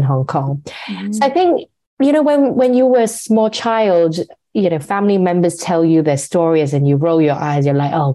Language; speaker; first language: English; non-native, local second language; Cantonese